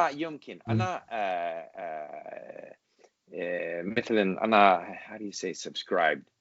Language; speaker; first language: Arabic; non-native, learner; English